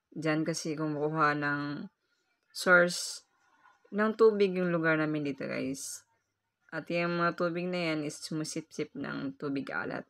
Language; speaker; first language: Filipino; non-native, local second language; Cebuano